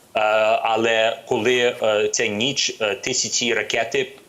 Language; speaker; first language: Ukrainian; early bilingual, other home language; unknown